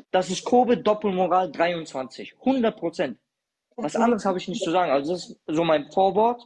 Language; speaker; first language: German; early bilingual, other home language; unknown